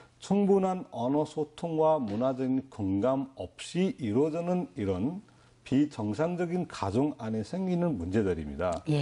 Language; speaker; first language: Korean; non-native, fluent; Nepali